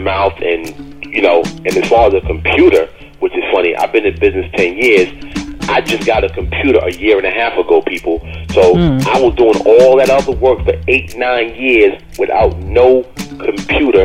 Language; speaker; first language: English; native; English